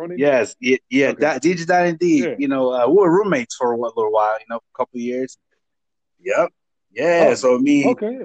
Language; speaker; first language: English; non-native, local second language; Igbo